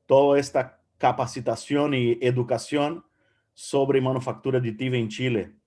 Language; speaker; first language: Spanish; non-native, fluent; Portuguese